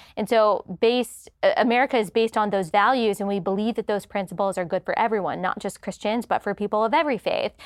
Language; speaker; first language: English; native; English